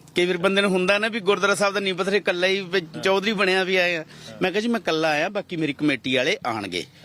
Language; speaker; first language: Punjabi; native; Punjabi